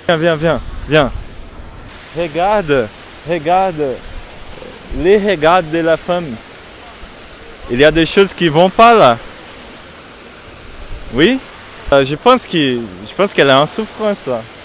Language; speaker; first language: French; non-native, fluent; Portuguese